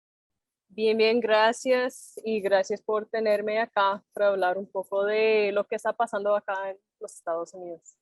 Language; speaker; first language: Spanish; non-native, fluent; English